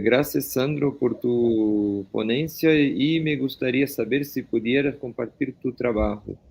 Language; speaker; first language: Spanish; non-native, fluent; Portuguese